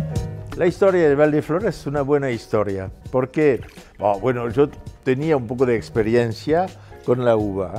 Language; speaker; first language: Spanish; non-native, fluent; French